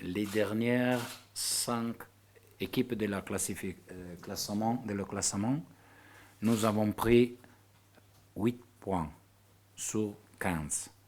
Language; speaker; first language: French; non-native, learner; Italian